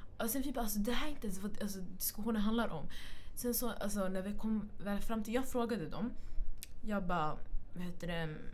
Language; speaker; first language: Swedish; early bilingual, other home language; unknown